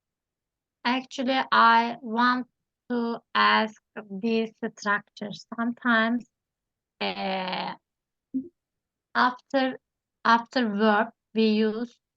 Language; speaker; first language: English; non-native, learner; Turkish